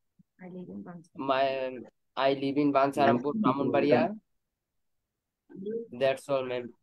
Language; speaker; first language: English; non-native, learner; Bangla